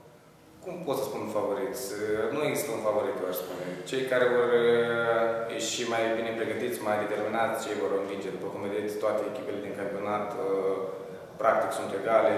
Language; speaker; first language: Romanian; native; Romanian